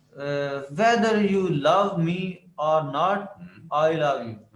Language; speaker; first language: English; non-native, learner; Urdu